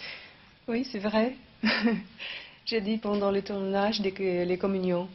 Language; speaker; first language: French; non-native, fluent; Swedish